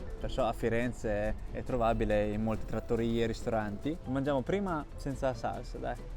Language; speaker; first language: Italian; early bilingual, other home language; Chinese